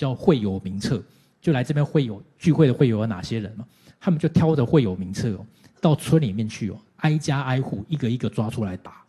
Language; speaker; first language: Chinese; native; Chinese